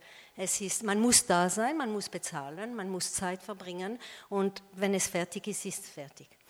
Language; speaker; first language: German; non-native, fluent; French